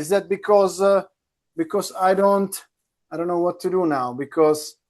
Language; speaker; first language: English; non-native, fluent; Czech